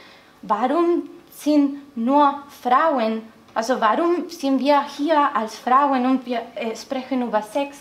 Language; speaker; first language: German; non-native, learner; Spanish